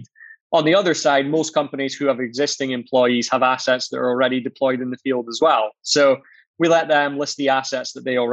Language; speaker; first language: English; native; English